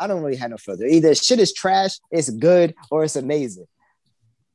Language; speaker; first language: English; native; English